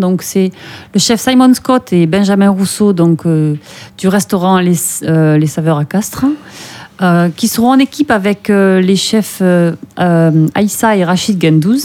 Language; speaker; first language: French; native; French